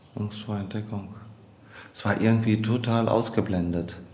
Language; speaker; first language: German; native; German